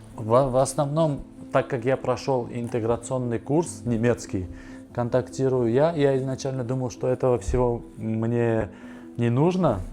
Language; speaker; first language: Russian; non-native, local second language; Armenian